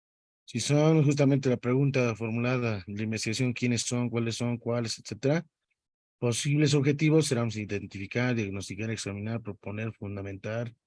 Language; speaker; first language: Spanish; native; Spanish